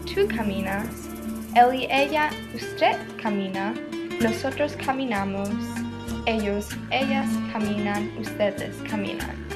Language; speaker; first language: Spanish; non-native, learner; English